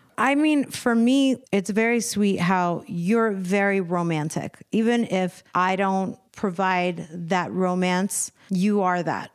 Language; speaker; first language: English; native; English